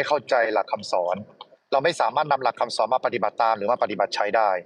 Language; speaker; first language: Thai; native; Thai